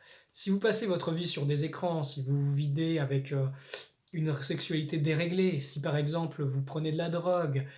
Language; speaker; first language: French; native; French